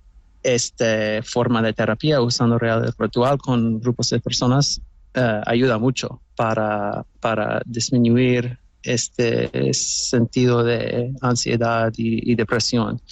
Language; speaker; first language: Spanish; non-native, fluent; English